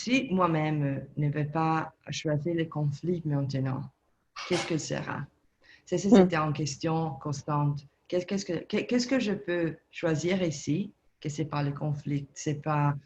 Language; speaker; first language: French; non-native, learner; Italian